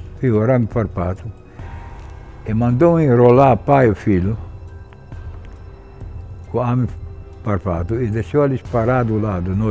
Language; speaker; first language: Portuguese; non-native, fluent; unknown